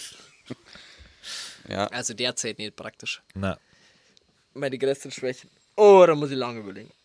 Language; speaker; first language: German; non-native, local second language; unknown